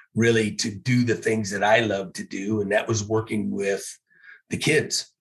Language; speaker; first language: English; native; English